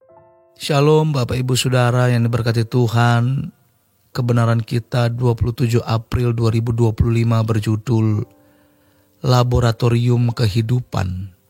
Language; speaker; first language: Indonesian; native; Indonesian